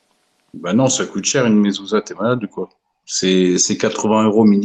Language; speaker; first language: French; native; French